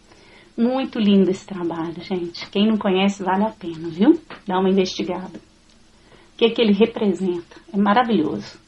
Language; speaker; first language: Portuguese; native; Portuguese